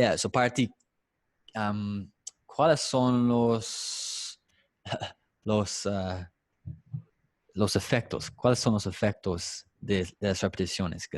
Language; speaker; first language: Spanish; non-native, fluent; English